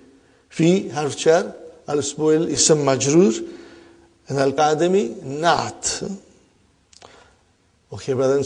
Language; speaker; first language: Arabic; non-native, fluent; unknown